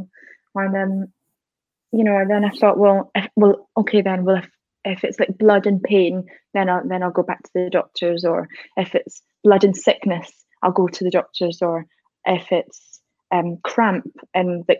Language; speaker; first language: English; native; English